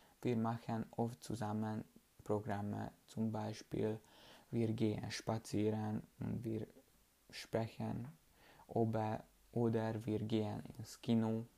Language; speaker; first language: German; non-native, learner; Hungarian